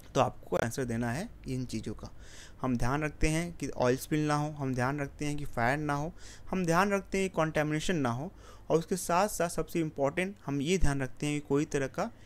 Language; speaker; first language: Hindi; native; Hindi